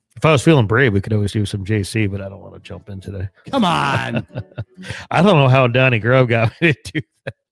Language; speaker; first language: English; native; English